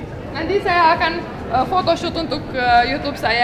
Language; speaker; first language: Indonesian; non-native, fluent; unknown